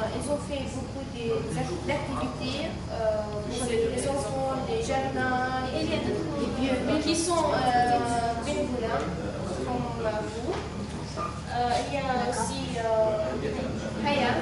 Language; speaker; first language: French; non-native, learner; Arabic